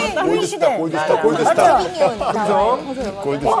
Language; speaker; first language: Korean; native; Korean